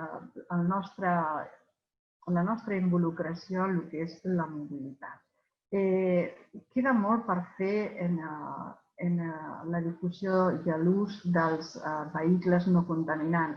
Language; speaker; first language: Catalan; native; Catalan